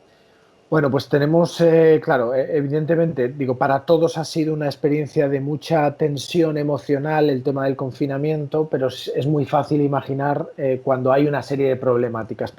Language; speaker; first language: Spanish; native; Spanish